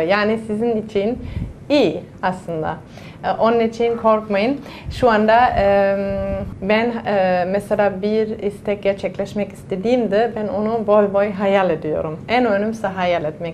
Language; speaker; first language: Turkish; non-native, fluent; German